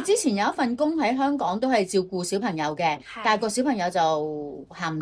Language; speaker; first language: Cantonese; native; Cantonese